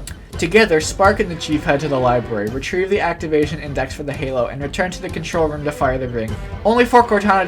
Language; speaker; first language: English; native; English